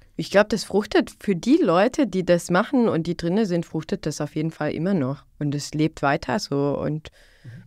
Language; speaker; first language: German; non-native, fluent; Bosnian